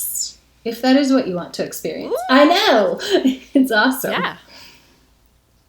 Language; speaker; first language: English; native; English